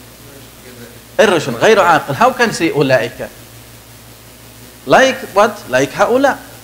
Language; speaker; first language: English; non-native, fluent; Arabic